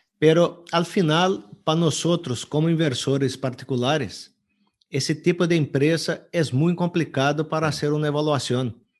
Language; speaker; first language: Spanish; non-native, fluent; Portuguese